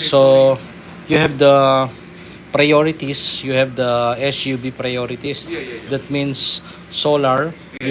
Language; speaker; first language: English; non-native, local second language; Filipino